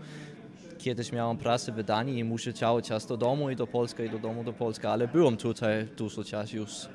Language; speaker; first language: Polish; non-native, learner; Danish